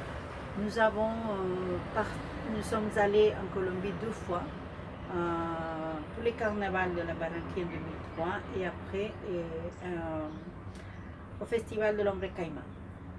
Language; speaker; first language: French; non-native, fluent; Spanish